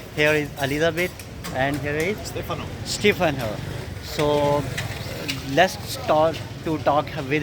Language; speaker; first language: English; non-native, local second language; Urdu